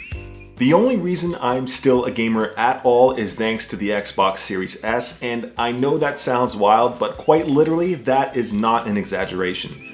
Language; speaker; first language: English; native; English